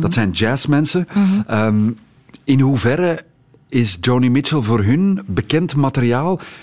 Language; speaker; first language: Dutch; native; Dutch